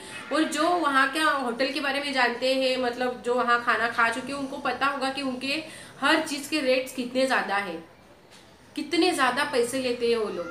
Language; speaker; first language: Hindi; native; Hindi